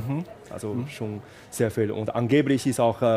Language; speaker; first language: German; non-native, fluent; Chinese